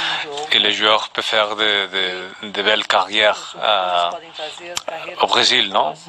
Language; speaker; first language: French; non-native, fluent; Spanish